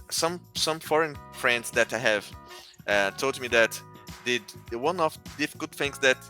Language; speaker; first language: English; non-native, learner; Portuguese